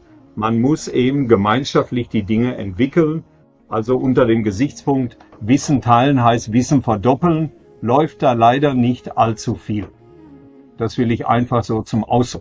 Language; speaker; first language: German; native; German